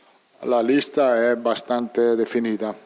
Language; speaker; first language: Spanish; non-native, fluent; Italian